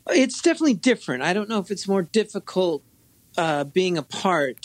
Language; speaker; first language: English; native; English